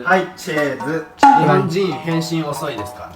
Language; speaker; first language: Japanese; native; Japanese